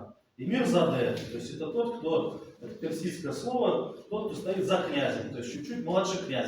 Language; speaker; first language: Russian; native; Russian